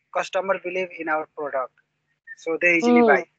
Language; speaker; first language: English; non-native, local second language; Hindi